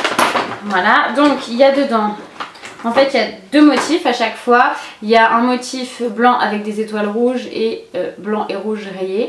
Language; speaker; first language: French; native; French